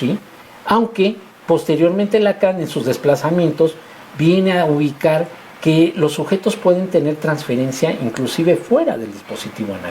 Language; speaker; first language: Spanish; native; Spanish